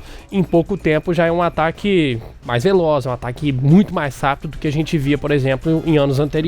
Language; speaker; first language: Portuguese; native; Portuguese